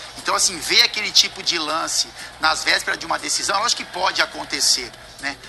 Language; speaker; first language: Portuguese; native; Portuguese